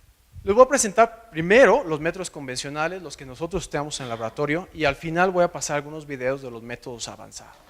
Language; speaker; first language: Spanish; native; Spanish